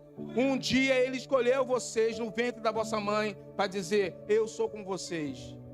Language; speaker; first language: Portuguese; native; Portuguese